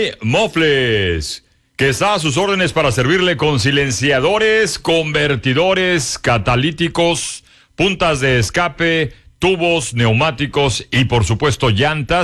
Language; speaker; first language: Spanish; native; Spanish